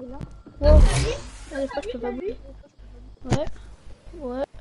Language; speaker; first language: French; native; French